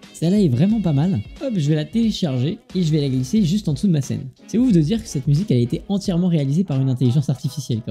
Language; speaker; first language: French; native; French